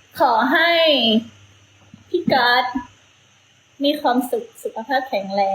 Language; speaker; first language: Thai; native; Thai